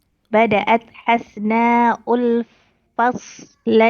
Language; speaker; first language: Arabic; non-native, learner; Indonesian